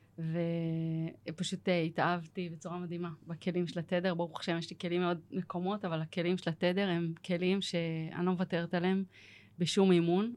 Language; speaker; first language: Hebrew; native; Hebrew